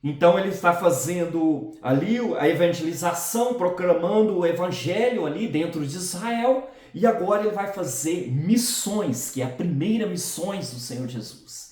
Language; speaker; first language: Portuguese; native; Portuguese